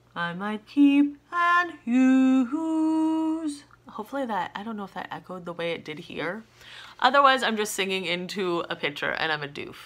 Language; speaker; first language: English; native; English